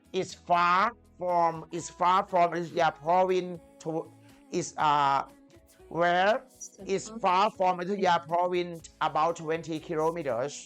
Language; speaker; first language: English; non-native, fluent; Thai